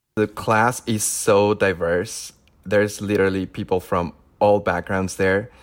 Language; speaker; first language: English; non-native, fluent; Spanish